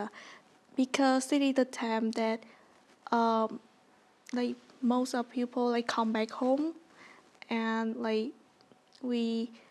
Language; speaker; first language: English; non-native, learner; Vietnamese